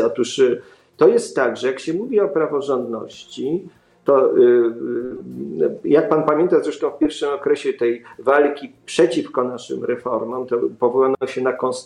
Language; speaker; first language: Polish; native; Polish